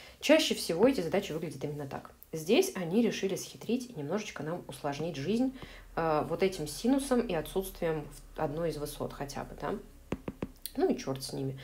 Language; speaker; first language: Russian; native; Russian